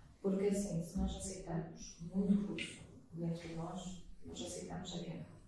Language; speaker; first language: Portuguese; non-native, fluent; Russian